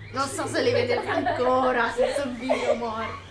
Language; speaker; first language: Italian; native; Italian